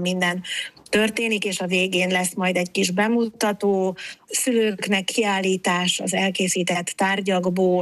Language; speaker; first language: Hungarian; native; Hungarian